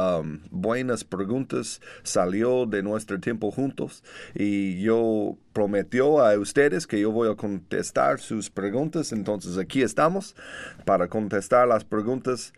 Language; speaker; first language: Spanish; non-native, learner; English